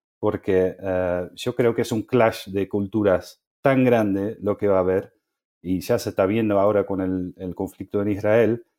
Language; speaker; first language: Spanish; non-native, fluent; Dutch